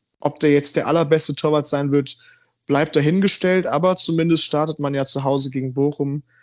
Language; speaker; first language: German; native; German